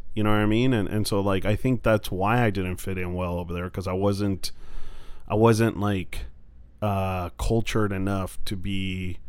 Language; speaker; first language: English; non-native, fluent; Spanish